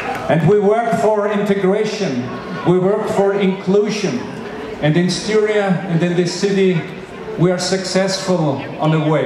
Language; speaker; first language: English; non-native, fluent; German